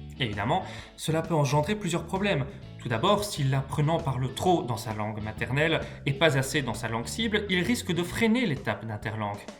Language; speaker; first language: French; native; French